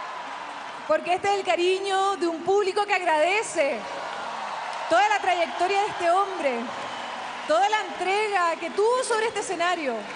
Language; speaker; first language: Spanish; native; Spanish